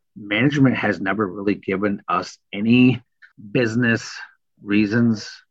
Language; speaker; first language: English; native; English